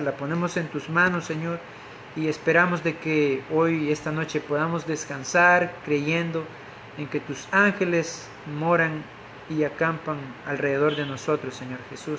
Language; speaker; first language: Spanish; native; Spanish